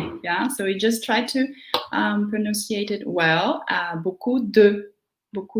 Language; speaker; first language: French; non-native, fluent; Portuguese